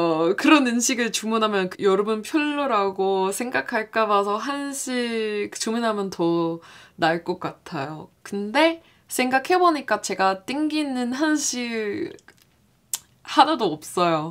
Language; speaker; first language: Korean; non-native, fluent; English